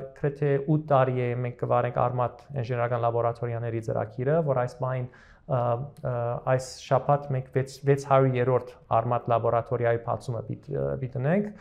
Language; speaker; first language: Armenian; early bilingual, heritage; Armenian